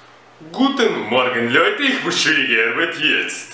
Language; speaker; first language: German; non-native, learner; Russian